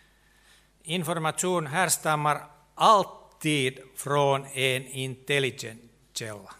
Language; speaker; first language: Swedish; non-native, local second language; Finnish